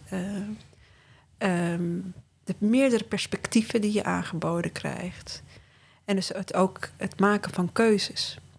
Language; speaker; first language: Dutch; early bilingual, other home language; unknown